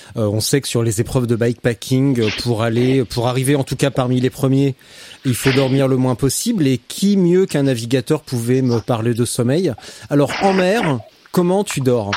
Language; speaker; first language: French; native; French